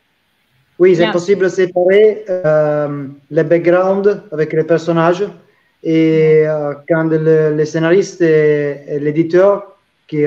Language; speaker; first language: French; non-native, learner; Italian